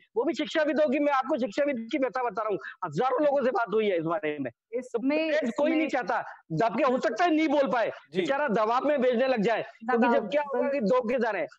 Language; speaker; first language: Hindi; native; Hindi